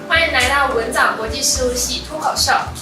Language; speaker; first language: Chinese; native; Chinese